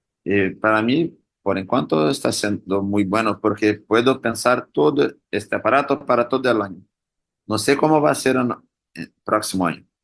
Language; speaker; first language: Spanish; non-native, learner; Portuguese